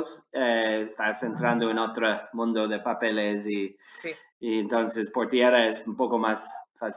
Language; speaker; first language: Spanish; non-native, learner; English